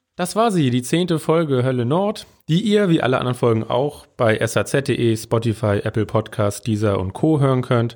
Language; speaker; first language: German; native; German